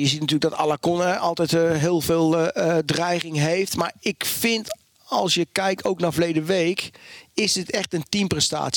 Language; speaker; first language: Dutch; native; Dutch